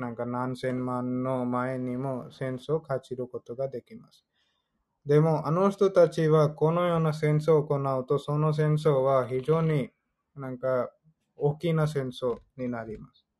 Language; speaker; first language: Japanese; non-native, learner; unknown